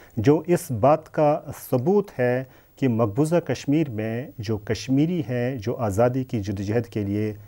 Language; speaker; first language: Urdu; non-native, local second language; Kashmiri